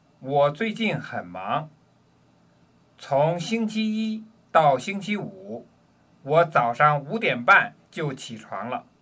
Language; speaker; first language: Chinese; non-native, learner; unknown